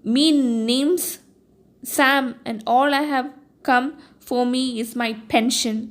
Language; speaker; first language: English; non-native, local second language; Malayalam